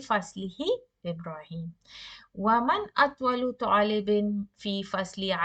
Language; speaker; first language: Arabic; non-native, fluent; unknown